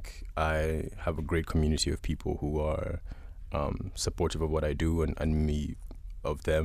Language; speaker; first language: English; non-native, local second language; Ganda